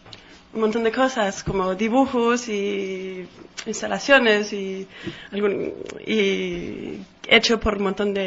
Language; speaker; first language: Spanish; non-native, fluent; Danish